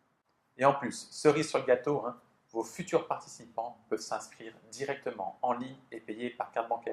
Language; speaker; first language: French; native; French